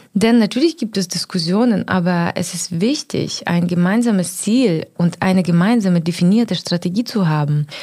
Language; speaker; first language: German; non-native, fluent; Ukrainian